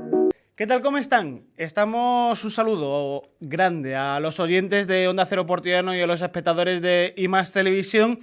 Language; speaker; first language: Spanish; native; Spanish